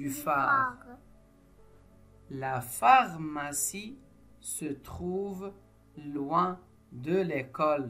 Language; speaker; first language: French; non-native, local second language; Arabic